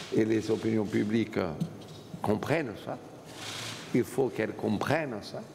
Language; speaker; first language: French; non-native, fluent; Portuguese